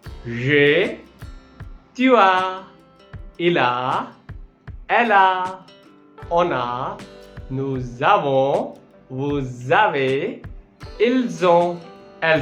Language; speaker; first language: French; non-native, fluent; Hindi